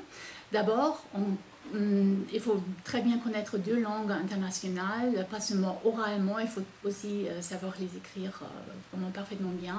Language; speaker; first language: French; non-native, fluent; German